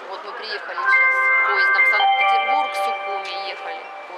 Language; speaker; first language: Russian; native; Russian